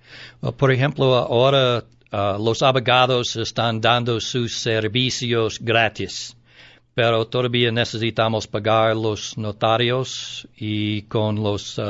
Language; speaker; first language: Spanish; non-native, learner; English